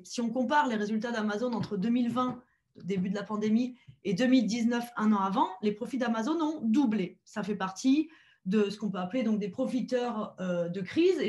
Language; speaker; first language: French; native; French